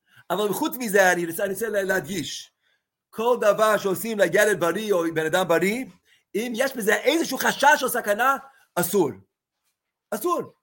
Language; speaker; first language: Hebrew; non-native, fluent; English